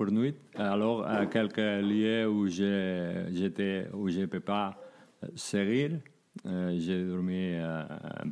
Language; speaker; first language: French; non-native, learner; Spanish